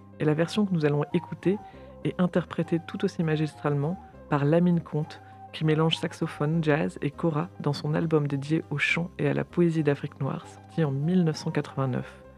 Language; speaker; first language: French; native; French